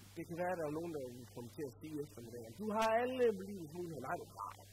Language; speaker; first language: Danish; native; Danish